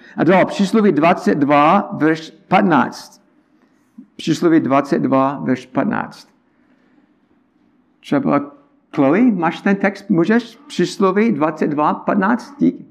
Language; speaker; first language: Czech; non-native, learner; English